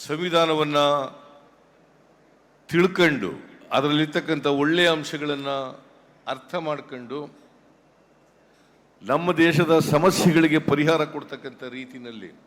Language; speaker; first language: Kannada; native; Kannada